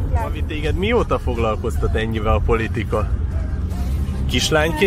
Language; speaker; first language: Hungarian; native; Hungarian